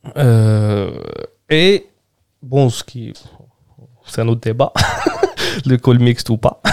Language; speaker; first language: French; non-native, local second language; Arabic